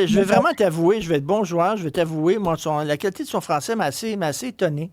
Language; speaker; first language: French; native; French